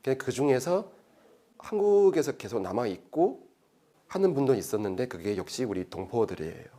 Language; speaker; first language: Korean; early bilingual, heritage; Korean